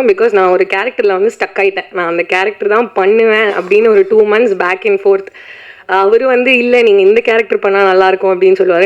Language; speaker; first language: Tamil; native; Tamil